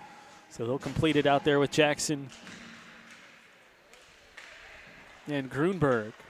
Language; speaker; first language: English; native; English